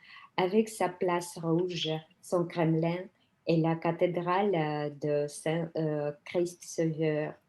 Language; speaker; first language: French; non-native, fluent; Russian